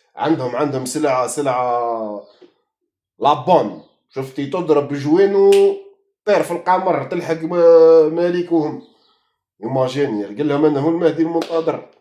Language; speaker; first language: Arabic; native; Arabic